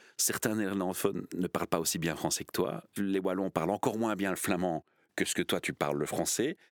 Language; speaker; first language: French; native; French